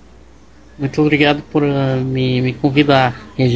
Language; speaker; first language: Portuguese; non-native, learner; English